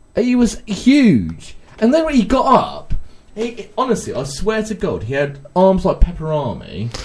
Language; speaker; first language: English; native; English